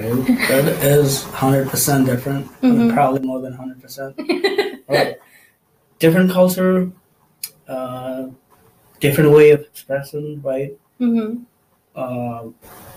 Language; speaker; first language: English; non-native, local second language; Nepali